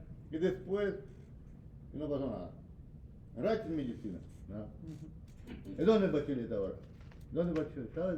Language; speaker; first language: Spanish; non-native, learner; Russian